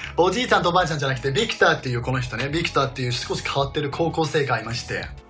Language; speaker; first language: Japanese; non-native, fluent; Danish